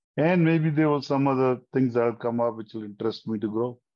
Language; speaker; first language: English; non-native, local second language; Hindi